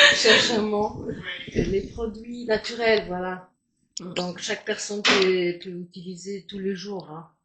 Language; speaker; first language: French; non-native, fluent; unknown